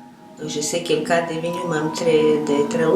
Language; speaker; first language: French; non-native, learner; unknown